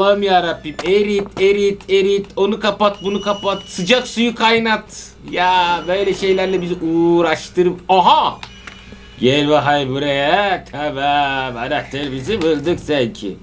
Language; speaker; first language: Turkish; native; Turkish